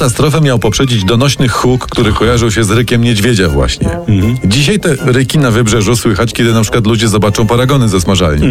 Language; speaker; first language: Polish; native; Polish